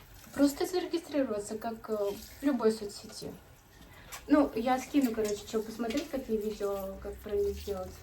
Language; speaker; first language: Russian; native; Russian